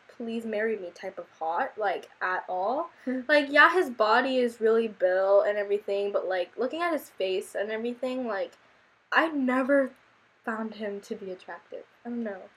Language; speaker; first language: English; early bilingual, other home language; Korean